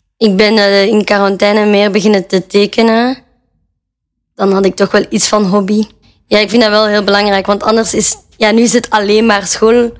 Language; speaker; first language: Dutch; native; Dutch